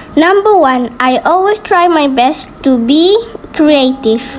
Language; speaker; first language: English; non-native, local second language; Malay